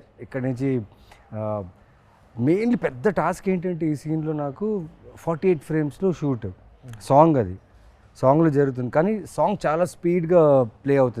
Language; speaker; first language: Telugu; native; Telugu